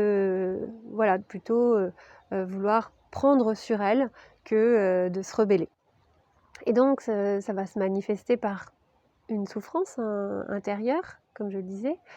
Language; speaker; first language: French; native; French